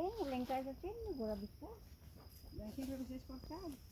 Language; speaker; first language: Portuguese; native; Portuguese